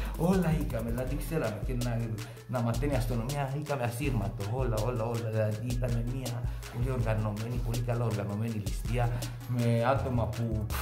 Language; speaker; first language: Greek; non-native, fluent; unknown